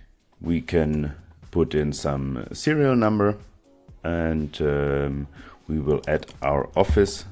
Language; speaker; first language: English; non-native, fluent; German